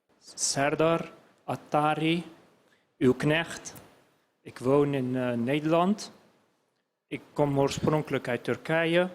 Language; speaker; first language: Dutch; early bilingual, other home language; Turkish